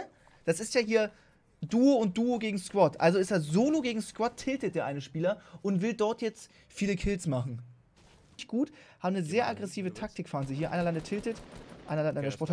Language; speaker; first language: German; native; German